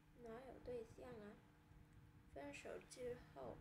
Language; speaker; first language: Chinese; non-native, learner; Vietnamese